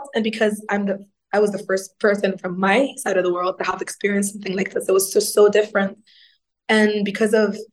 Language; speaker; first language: English; non-native, fluent; Arabic